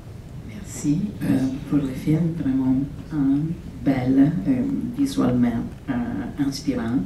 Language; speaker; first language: French; non-native, learner; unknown